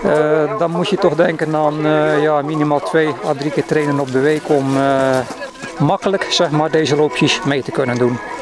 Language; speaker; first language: Dutch; native; Dutch